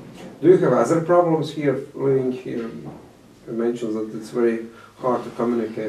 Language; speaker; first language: English; non-native, fluent; Latvian